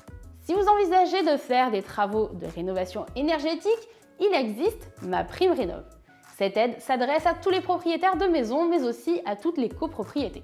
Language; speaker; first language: French; native; French